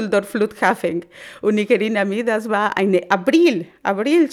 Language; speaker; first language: German; non-native, learner; Spanish